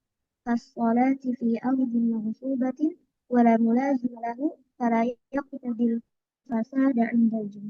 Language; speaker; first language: Arabic; non-native, learner; Indonesian